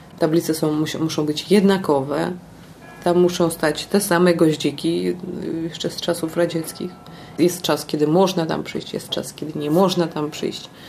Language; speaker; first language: Polish; non-native, fluent; Russian